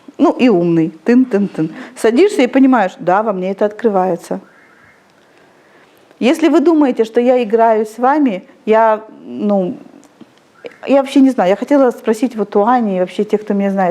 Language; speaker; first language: Russian; native; Russian